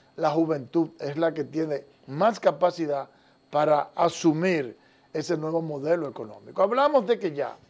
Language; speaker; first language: Spanish; native; Spanish